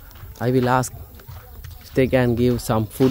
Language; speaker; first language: English; non-native, learner; Tamil